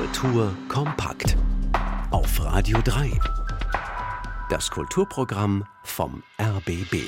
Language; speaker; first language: German; native; German